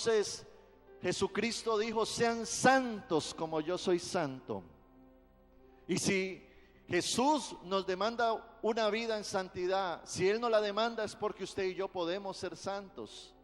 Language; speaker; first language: Spanish; native; Spanish